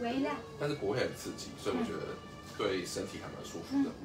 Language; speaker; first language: Chinese; native; Chinese